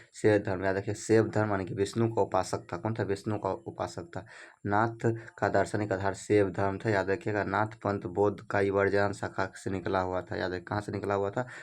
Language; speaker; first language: Hindi; native; Hindi